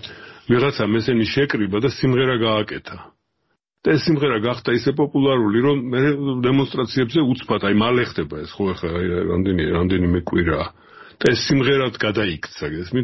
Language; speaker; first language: Georgian; native; Georgian